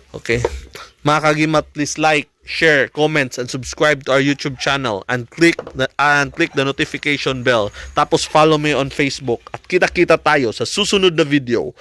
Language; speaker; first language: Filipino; non-native, local second language; Cebuano